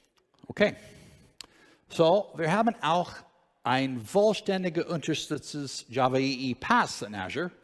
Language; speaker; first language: German; non-native, learner; English